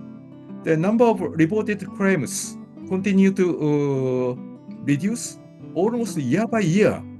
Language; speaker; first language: English; non-native, learner; Japanese